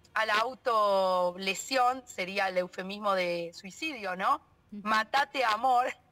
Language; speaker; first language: Spanish; native; Spanish